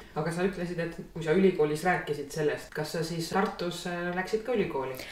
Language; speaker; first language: Estonian; native; Estonian